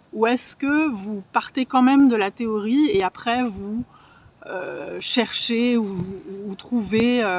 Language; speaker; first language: French; native; French